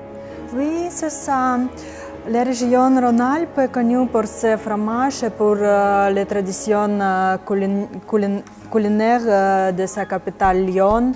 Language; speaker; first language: French; non-native, fluent; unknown